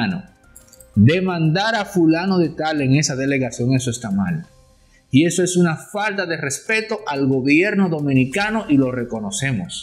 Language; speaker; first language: Spanish; native; Spanish